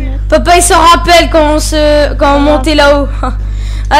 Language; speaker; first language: French; native; French